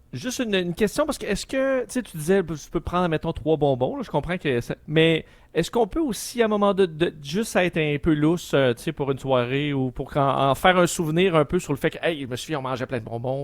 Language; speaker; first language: French; native; French